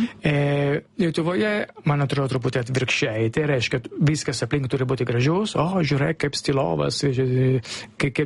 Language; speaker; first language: Lithuanian; non-native, learner; Italian